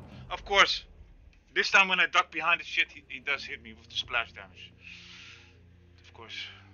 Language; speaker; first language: English; non-native, fluent; Dutch